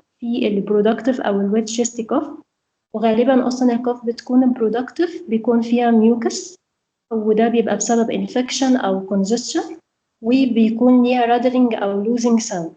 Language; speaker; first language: Arabic; native; Arabic